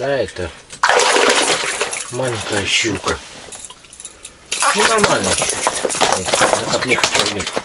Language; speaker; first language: Russian; native; Russian